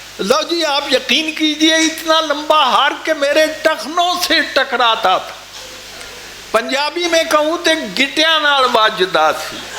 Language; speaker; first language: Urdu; non-native, local second language; Punjabi